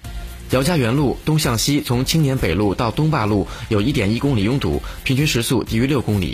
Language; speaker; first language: Chinese; native; Chinese